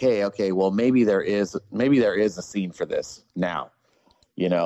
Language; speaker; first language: English; native; English